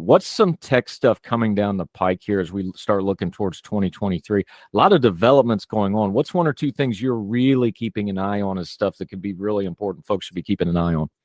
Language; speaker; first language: English; native; English